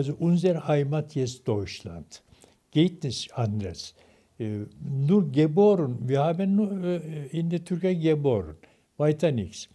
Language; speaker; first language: German; non-native, learner; Turkish